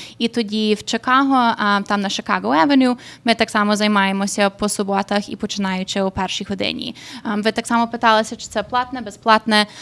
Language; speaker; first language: Ukrainian; early bilingual, heritage; Ukrainian